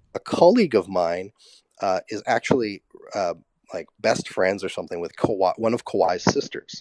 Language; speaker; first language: English; native; English